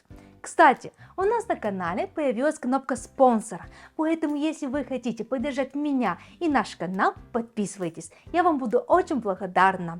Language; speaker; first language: Russian; non-native, fluent; Bulgarian